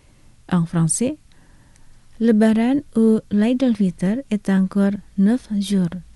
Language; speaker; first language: French; non-native, fluent; Indonesian